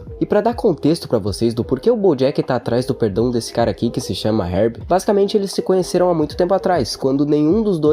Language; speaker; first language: Portuguese; native; Portuguese